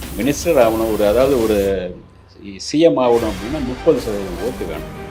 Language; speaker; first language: Tamil; native; Tamil